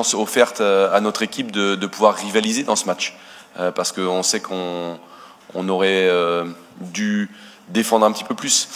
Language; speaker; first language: French; native; French